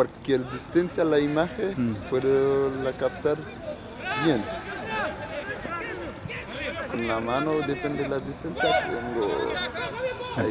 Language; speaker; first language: Spanish; non-native, learner; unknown